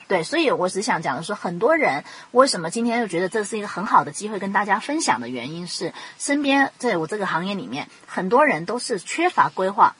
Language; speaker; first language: Chinese; non-native, local second language; Cantonese